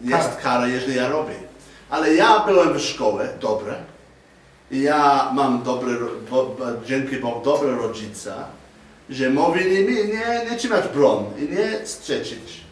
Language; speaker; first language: Polish; non-native, learner; English